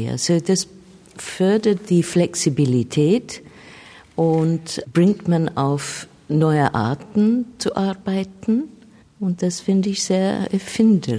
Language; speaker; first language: German; non-native, fluent; English